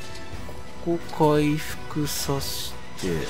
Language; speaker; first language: Japanese; native; Japanese